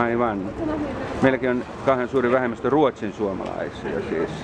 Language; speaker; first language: Finnish; early bilingual, heritage; Finnish